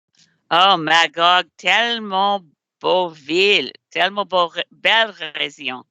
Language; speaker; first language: French; non-native, learner; English